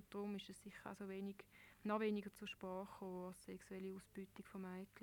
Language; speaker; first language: German; native; German